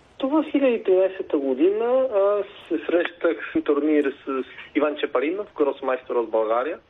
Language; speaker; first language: Bulgarian; non-native, fluent; Spanish